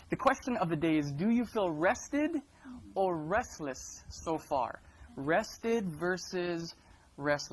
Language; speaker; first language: English; native; English